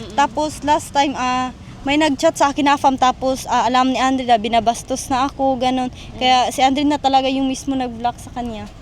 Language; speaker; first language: Filipino; non-native, local second language; Cebuano